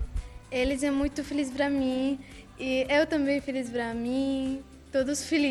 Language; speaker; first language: Portuguese; non-native, learner; Arabic